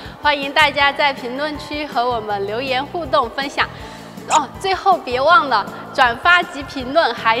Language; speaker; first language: Chinese; native; Chinese